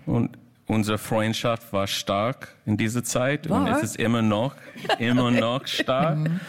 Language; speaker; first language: German; non-native, learner; English